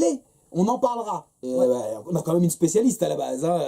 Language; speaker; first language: French; native; French